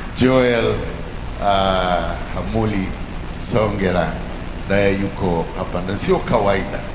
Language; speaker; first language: Swahili; native; Swahili